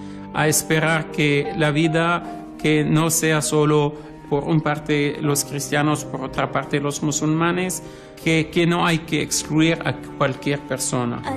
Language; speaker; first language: Spanish; non-native, fluent; Arabic